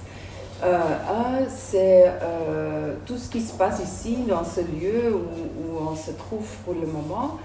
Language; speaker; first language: French; native; French